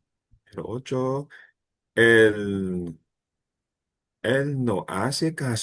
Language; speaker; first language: Spanish; non-native, learner; Filipino